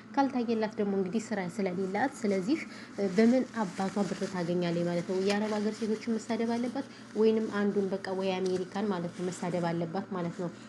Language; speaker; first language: Amharic; native; Amharic